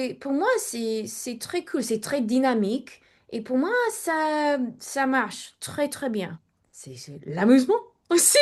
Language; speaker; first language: French; non-native, learner; English